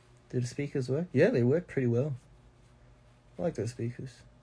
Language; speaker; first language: English; early bilingual, other home language; Korean